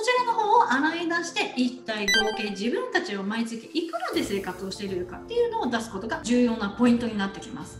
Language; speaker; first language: Japanese; native; Japanese